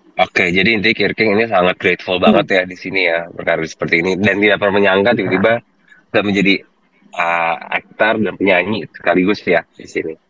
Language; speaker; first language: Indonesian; native; Indonesian